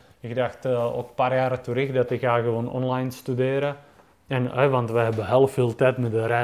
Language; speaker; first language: Dutch; non-native, fluent; Czech